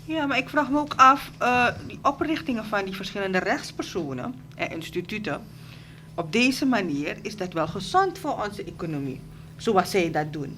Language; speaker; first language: Dutch; native; Dutch